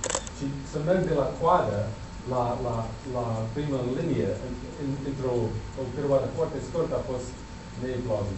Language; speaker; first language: Romanian; non-native, learner; English